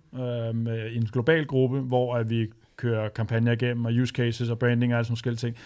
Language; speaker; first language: Danish; native; Danish